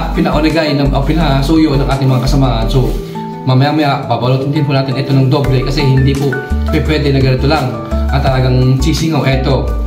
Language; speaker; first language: Filipino; non-native, local second language; Iloko